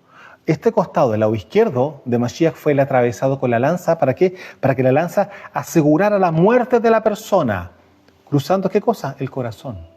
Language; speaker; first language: Spanish; native; Spanish